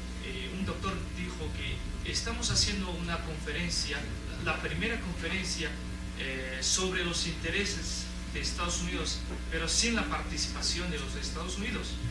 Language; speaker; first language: Spanish; non-native, fluent; Chinese